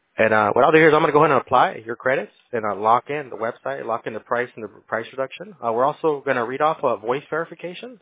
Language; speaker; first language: English; early bilingual, other home language; Spanish